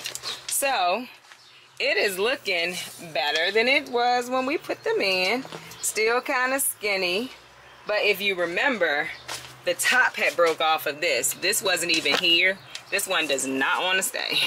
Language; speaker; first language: English; native; English